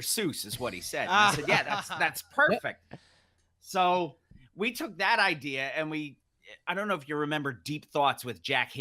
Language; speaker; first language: English; native; English